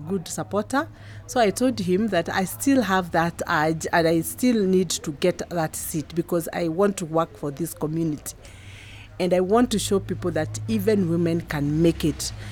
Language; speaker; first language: English; non-native, local second language; Kikuyu